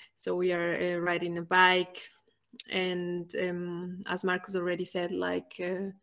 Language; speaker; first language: English; non-native, fluent; Spanish